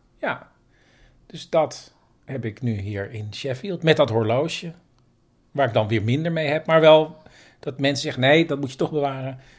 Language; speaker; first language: Dutch; native; Dutch